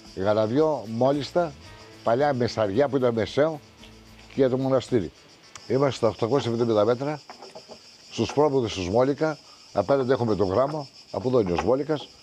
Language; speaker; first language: Greek; native; Greek